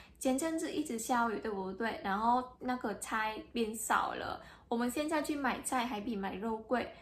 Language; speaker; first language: Chinese; non-native, fluent; Vietnamese